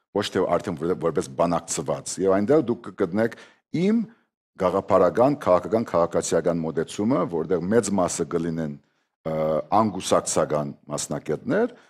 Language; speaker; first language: Armenian; early bilingual, heritage; Armenian